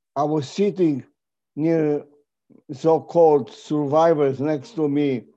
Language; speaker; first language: English; non-native, fluent; Polish